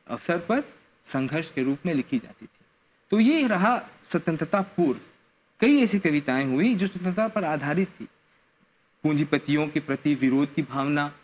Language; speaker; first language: Hindi; non-native, local second language; Morisyen